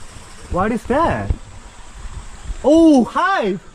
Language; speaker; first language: English; non-native, fluent; Korean